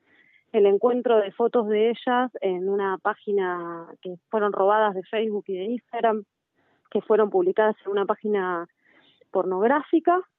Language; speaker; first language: Spanish; native; Spanish